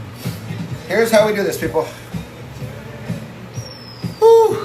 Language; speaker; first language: English; native; English